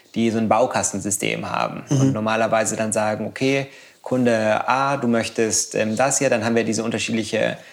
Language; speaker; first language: German; non-native, fluent; Spanish